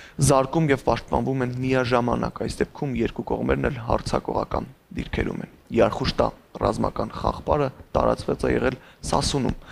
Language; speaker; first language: Armenian; native; Armenian